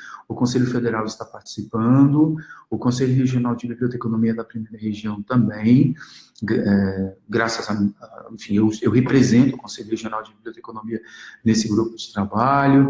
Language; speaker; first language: Portuguese; native; Portuguese